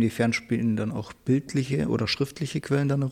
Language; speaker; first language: German; native; German